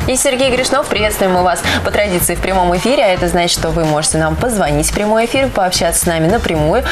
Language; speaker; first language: Russian; native; Russian